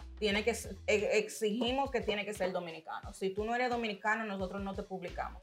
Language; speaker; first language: Spanish; early bilingual, heritage; Spanish